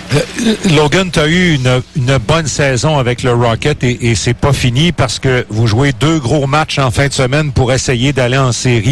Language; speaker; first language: French; native; French